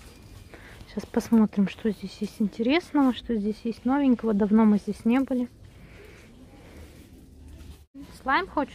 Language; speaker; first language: Russian; native; Russian